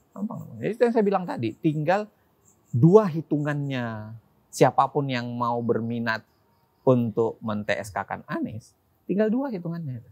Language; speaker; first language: Indonesian; native; Indonesian